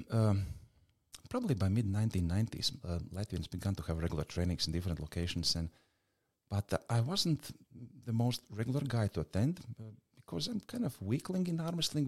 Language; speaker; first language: English; non-native, fluent; Latvian